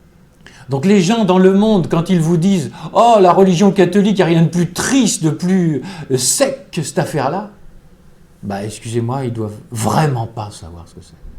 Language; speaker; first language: French; native; French